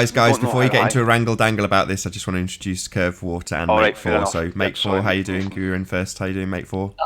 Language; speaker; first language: English; native; English